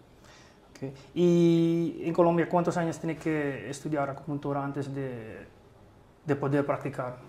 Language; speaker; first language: Spanish; non-native, fluent; English